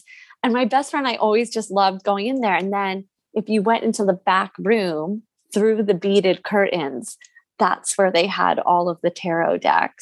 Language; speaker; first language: English; native; English